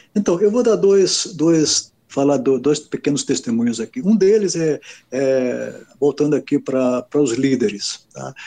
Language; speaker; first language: Portuguese; native; Portuguese